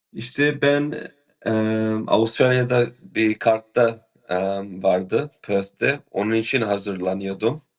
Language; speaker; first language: Turkish; early bilingual, other home language; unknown